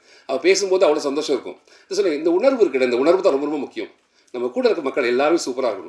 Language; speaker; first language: Tamil; native; Tamil